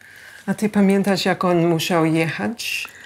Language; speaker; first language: Polish; early bilingual, heritage; English